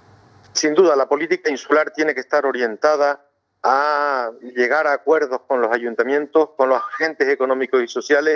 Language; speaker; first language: Spanish; native; Spanish